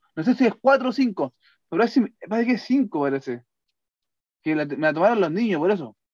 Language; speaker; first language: Spanish; native; Spanish